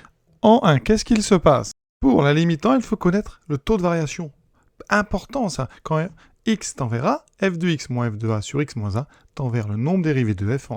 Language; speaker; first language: French; native; French